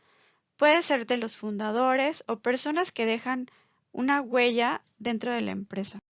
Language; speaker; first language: Spanish; native; Spanish